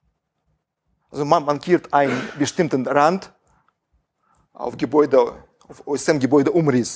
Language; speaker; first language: German; non-native, fluent; Russian